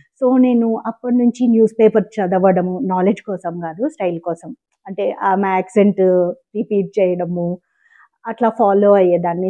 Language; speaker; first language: Telugu; native; Telugu